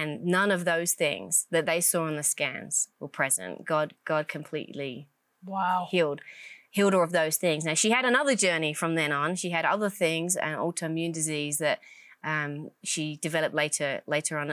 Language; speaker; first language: English; native; English